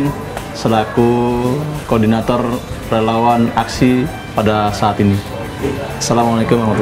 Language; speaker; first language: Indonesian; native; Indonesian